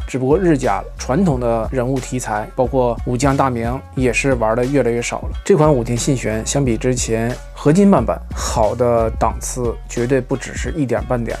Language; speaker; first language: Chinese; native; Chinese